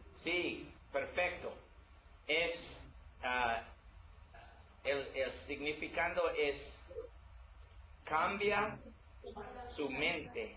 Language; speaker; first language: Spanish; non-native, learner; English